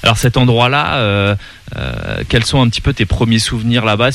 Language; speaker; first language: French; native; French